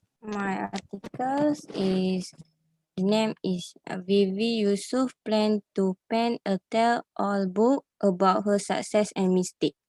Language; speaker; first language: English; non-native, learner; Malay